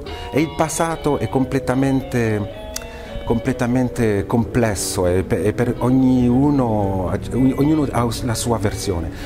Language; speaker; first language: Italian; non-native, fluent; French